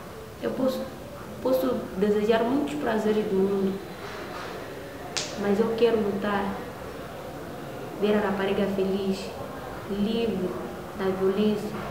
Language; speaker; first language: Portuguese; non-native, local second language; Makhuwa